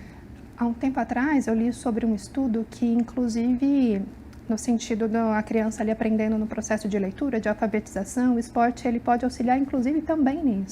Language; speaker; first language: Portuguese; native; Portuguese